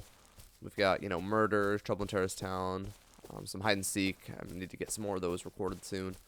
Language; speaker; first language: English; native; English